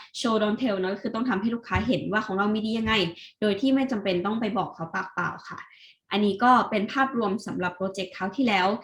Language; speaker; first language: Thai; native; Thai